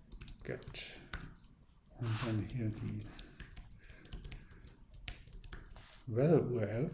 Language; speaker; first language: German; native; German